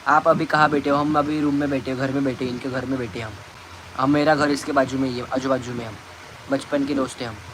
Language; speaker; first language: Hindi; non-native, local second language; Marathi